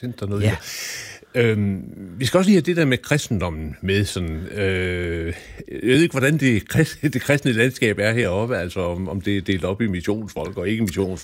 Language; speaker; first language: Danish; native; Danish